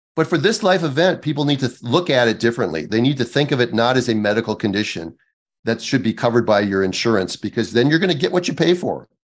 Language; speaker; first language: English; native; English